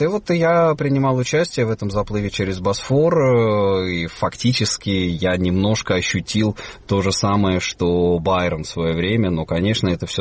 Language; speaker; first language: Russian; native; Russian